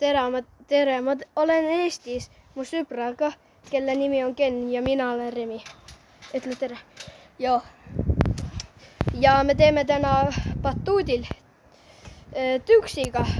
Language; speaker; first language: Estonian; early bilingual, heritage; Finnish